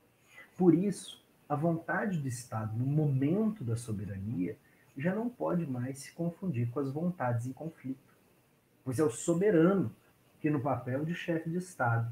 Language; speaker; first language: Portuguese; native; Portuguese